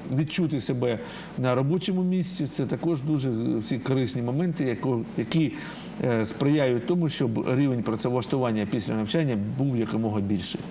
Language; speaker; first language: Ukrainian; non-native, local second language; Russian